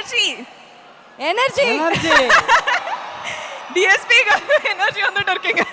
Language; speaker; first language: Tamil; non-native, fluent; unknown